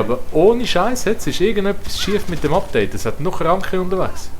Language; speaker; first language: German; native; German